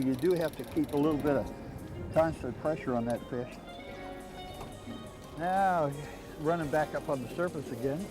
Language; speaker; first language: English; native; English